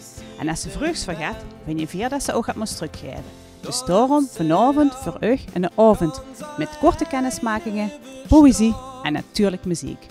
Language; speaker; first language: Dutch; native; Dutch